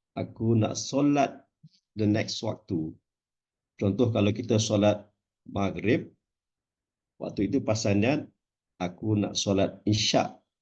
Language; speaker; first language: Malay; native; Malay